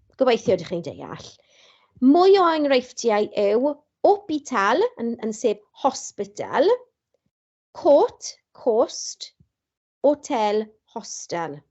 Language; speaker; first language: Welsh; non-native, local second language; English